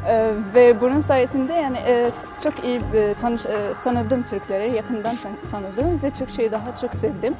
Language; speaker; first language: Turkish; non-native, learner; Arabic